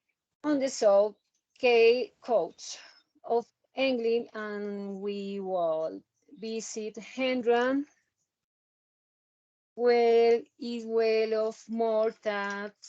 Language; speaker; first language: English; non-native, learner; Spanish